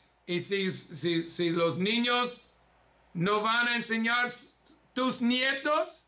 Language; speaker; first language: Spanish; early bilingual, heritage; English